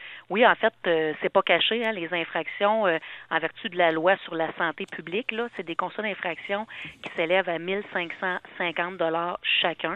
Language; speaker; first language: French; native; French